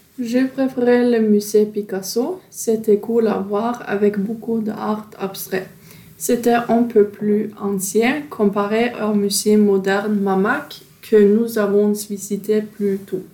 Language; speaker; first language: French; non-native, learner; Norwegian